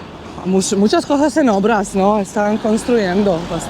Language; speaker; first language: Spanish; non-native, learner; Bosnian